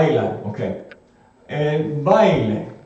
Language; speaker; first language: Spanish; non-native, fluent; English